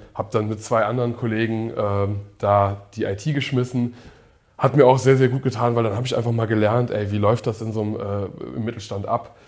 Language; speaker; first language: German; early bilingual, other home language; English